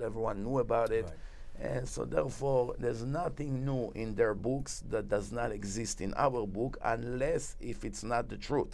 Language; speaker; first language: English; non-native, fluent; Hebrew